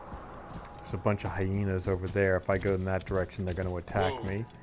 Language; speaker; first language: English; native; English